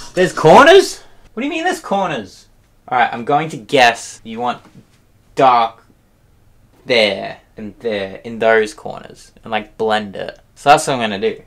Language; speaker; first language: English; native; English